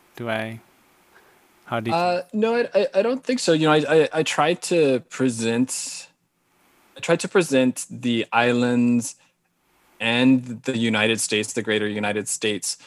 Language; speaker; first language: English; native; English